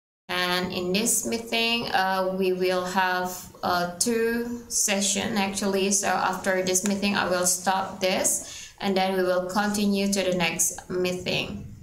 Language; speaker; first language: English; non-native, fluent; Indonesian